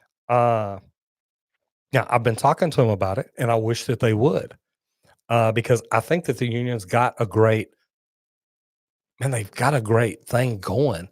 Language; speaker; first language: English; native; English